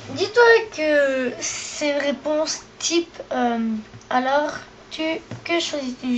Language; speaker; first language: French; native; French